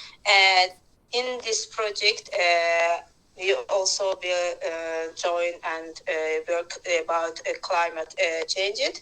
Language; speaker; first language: English; non-native, learner; Azerbaijani